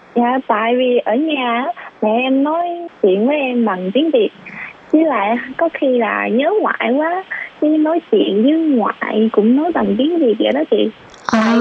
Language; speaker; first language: Vietnamese; early bilingual, heritage; Vietnamese